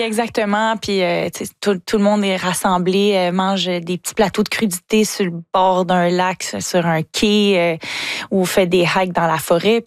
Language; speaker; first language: French; native; French